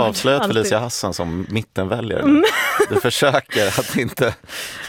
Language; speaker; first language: Swedish; native; Swedish